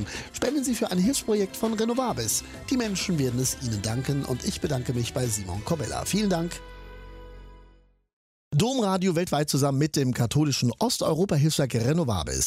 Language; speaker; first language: German; native; German